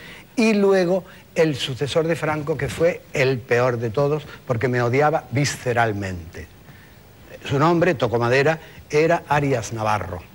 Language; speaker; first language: Spanish; native; Spanish